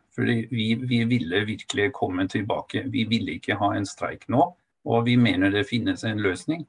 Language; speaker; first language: Norwegian; non-native, fluent; German